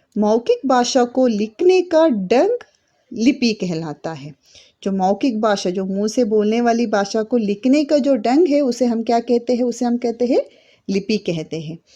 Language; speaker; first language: Hindi; non-native, local second language; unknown